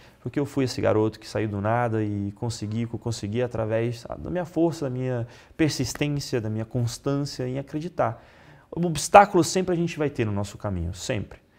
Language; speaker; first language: Portuguese; non-native, fluent; Italian